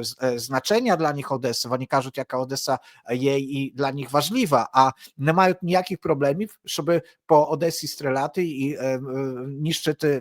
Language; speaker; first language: Polish; non-native, learner; Ukrainian